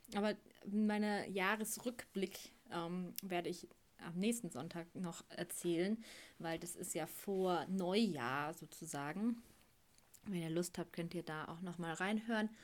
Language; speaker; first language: German; native; German